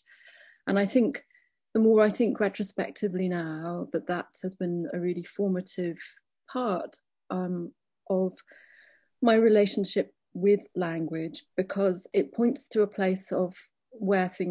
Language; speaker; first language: English; native; English